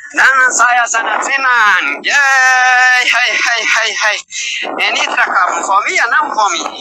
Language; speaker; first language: Indonesian; non-native, learner; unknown